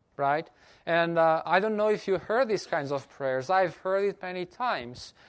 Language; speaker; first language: English; non-native, fluent; Portuguese